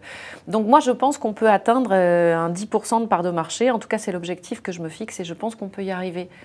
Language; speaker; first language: French; native; French